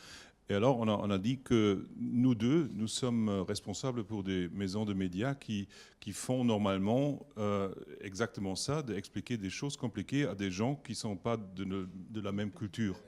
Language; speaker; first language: French; non-native, learner; German